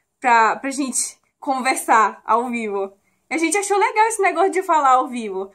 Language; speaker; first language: Portuguese; native; Portuguese